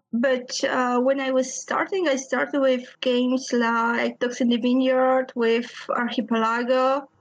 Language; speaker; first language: English; non-native, fluent; Polish